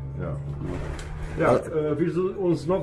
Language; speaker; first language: German; non-native, fluent; Polish